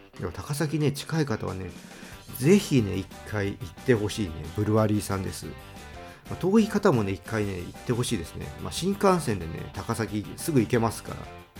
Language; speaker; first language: Japanese; native; Japanese